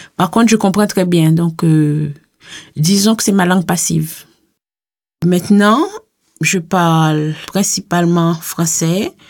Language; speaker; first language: French; native; French